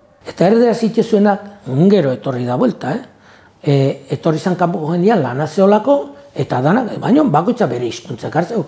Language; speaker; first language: Basque; native; Basque